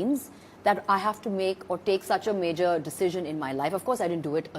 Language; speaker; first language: English; non-native, local second language; Hindi